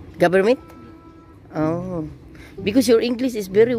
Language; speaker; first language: English; non-native, local second language; Filipino